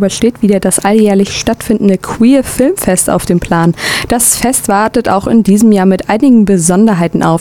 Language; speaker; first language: German; native; German